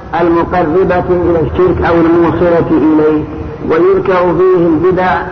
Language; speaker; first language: Arabic; native; Arabic